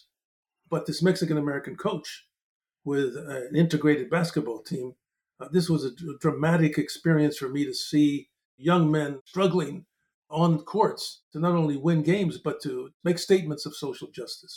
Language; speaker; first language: English; native; English